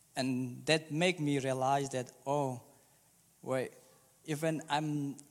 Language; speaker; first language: English; early bilingual, other home language; Burmese